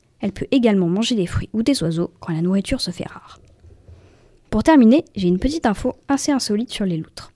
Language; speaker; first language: French; native; French